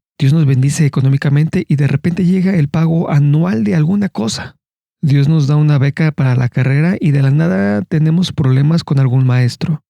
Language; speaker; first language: Spanish; native; Spanish